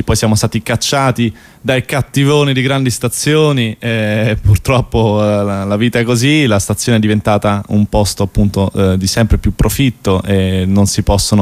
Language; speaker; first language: Italian; native; Italian